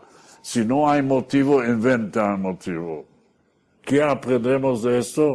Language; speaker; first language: Spanish; non-native, fluent; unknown